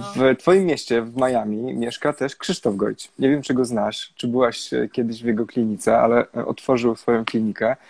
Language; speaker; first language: Polish; native; Polish